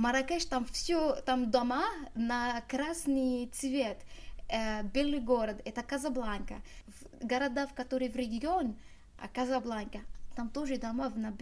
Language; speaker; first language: Russian; non-native, learner; Arabic